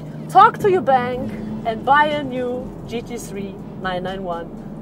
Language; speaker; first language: English; non-native, fluent; German